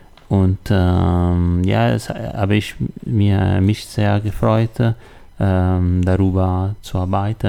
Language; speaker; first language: German; non-native, learner; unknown